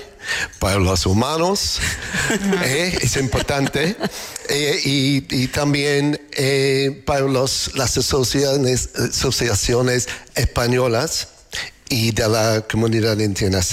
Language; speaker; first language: Spanish; non-native, learner; English